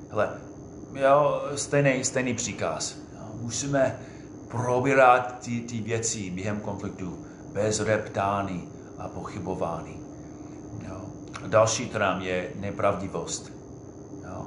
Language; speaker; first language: Czech; non-native, fluent; English